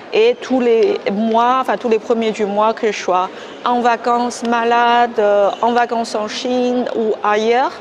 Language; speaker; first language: French; non-native, fluent; Chinese